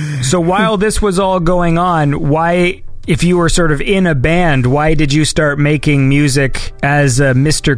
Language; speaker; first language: English; native; English